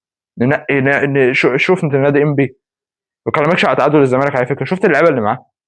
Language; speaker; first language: Arabic; native; Arabic